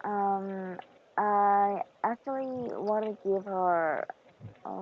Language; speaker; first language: English; non-native, learner; Korean